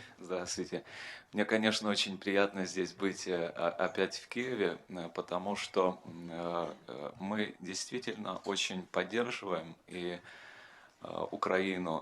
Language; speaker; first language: Russian; non-native, fluent; Lithuanian